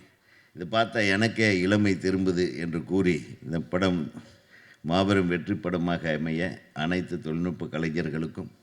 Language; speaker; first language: Tamil; native; Tamil